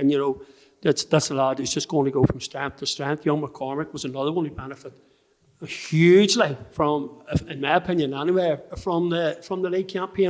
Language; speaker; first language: English; native; English